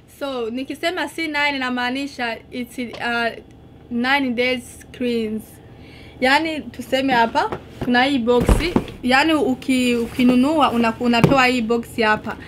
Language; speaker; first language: Swahili; non-native, local second language; Rundi